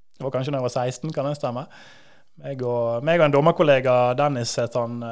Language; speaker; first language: Norwegian; native; Norwegian